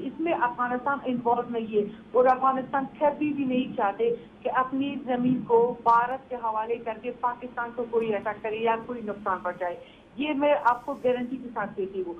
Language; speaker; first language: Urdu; non-native, fluent; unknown